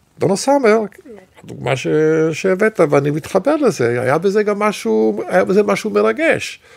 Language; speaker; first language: Hebrew; native; Hebrew